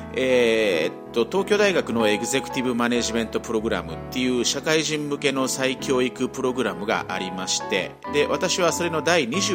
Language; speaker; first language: Japanese; native; Japanese